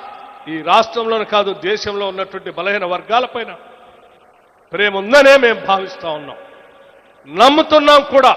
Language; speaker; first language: Telugu; native; Telugu